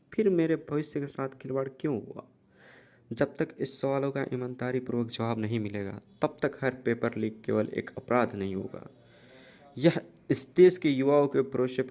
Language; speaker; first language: Hindi; native; Hindi